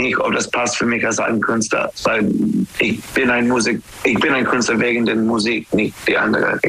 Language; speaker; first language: German; non-native, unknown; English